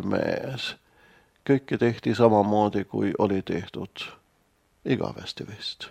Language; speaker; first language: Estonian; non-native, fluent; Swedish